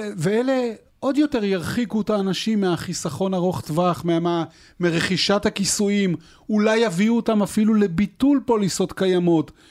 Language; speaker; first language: Hebrew; native; Hebrew